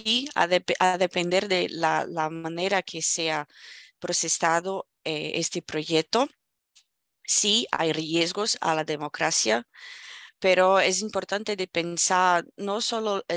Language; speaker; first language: Spanish; non-native, fluent; Portuguese